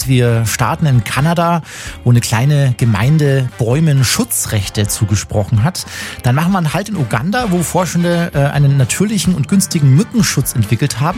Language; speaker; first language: German; native; German